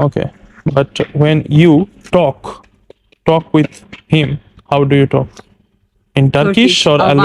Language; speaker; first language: English; non-native, learner; Bangla